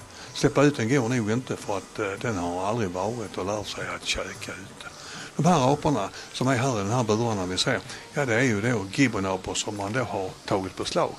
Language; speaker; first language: Swedish; native; Swedish